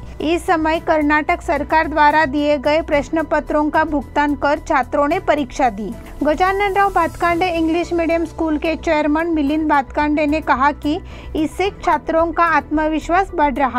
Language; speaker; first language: Hindi; non-native, local second language; Marathi